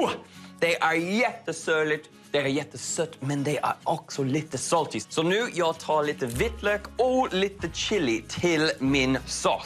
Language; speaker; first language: Swedish; non-native, learner; English